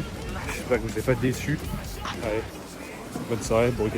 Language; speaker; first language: French; native; French